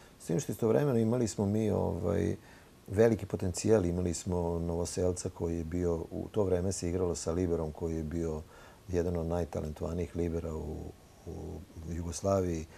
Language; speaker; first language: Serbian; native; Serbian